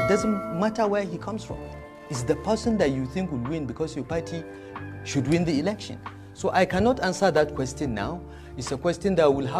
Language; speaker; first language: English; non-native, local second language; Hausa